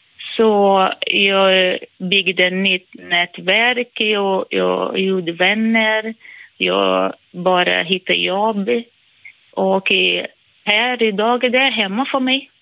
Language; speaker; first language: Swedish; non-native, fluent; Portuguese